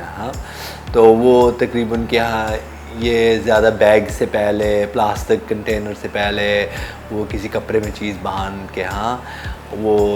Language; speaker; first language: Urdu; early bilingual, heritage; Urdu